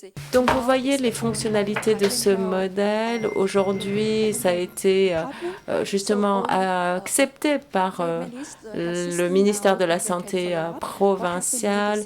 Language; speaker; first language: French; non-native, fluent; Vietnamese